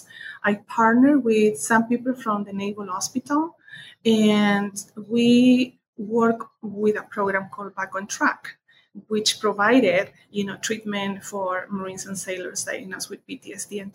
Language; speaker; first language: English; non-native, fluent; Spanish